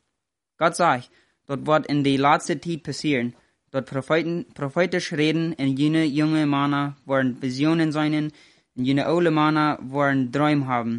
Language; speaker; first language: German; non-native, learner; Plautdietsch